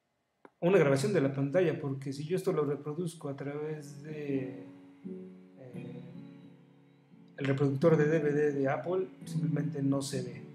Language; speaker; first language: Spanish; native; Spanish